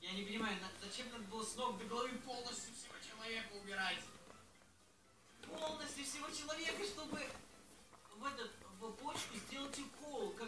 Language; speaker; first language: Russian; native; Russian